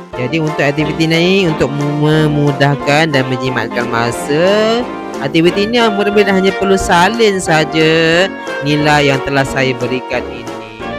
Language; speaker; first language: Malay; native; Malay